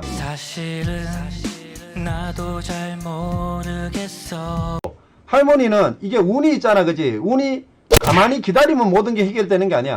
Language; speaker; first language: Korean; native; Korean